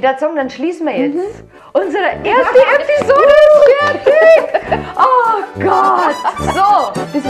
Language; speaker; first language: German; native; German